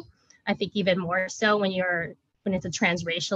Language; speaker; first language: English; native; English